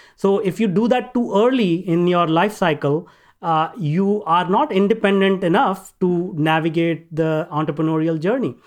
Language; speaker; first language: English; non-native, local second language; Hindi